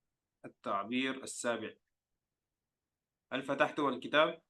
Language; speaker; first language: Arabic; non-native, fluent; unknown